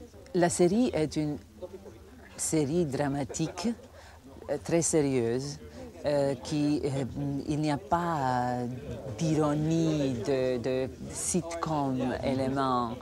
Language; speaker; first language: French; non-native, fluent; Croatian